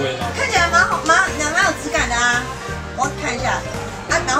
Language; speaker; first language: Chinese; native; Chinese